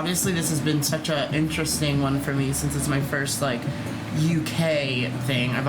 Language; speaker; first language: English; native; English